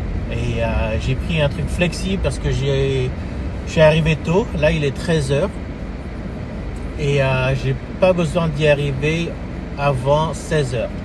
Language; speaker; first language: French; early bilingual, heritage; French